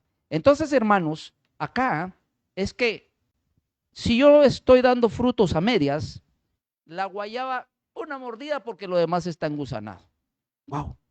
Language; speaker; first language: Spanish; native; Spanish